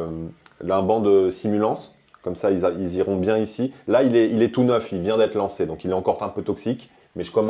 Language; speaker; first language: French; native; French